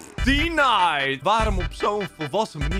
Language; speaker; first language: Dutch; native; Dutch